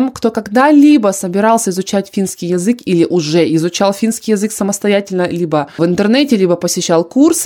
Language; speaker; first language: Russian; native; Russian